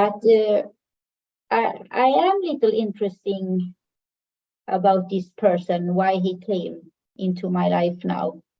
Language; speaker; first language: English; non-native, fluent; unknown